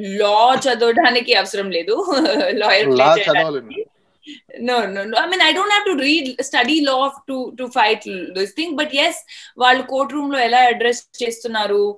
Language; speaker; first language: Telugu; non-native, fluent; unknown